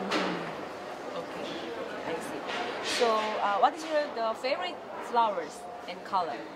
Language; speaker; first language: English; non-native, learner; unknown